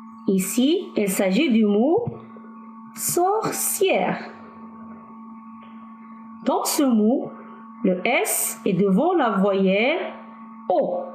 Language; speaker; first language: French; non-native, local second language; Arabic